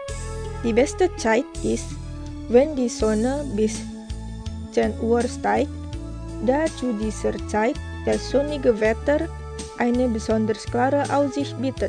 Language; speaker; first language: German; non-native, fluent; Indonesian